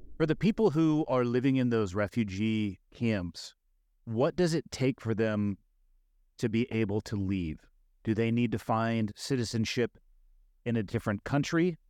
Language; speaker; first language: English; native; English